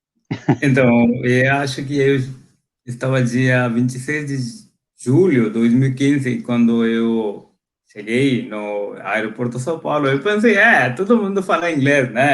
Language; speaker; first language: Portuguese; non-native, fluent; Hindi